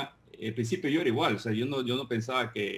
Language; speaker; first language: Spanish; native; Spanish